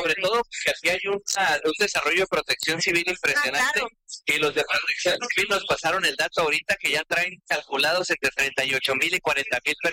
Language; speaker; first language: Spanish; native; Spanish